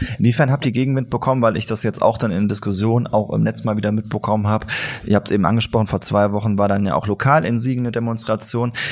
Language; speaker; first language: German; native; German